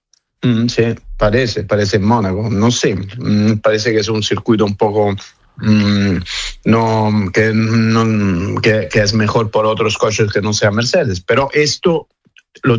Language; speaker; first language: Spanish; non-native, fluent; Italian